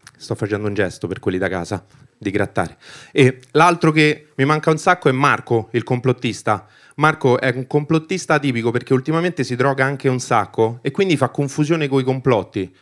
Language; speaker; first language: Italian; early bilingual, other home language; Albanian